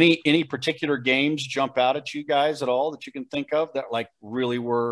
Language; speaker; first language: English; native; English